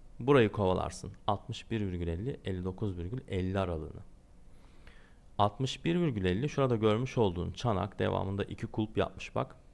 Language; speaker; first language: Turkish; native; Turkish